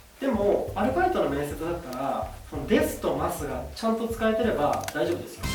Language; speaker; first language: Japanese; native; Japanese